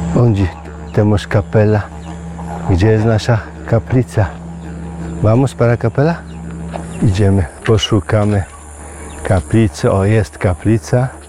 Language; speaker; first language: Polish; native; Polish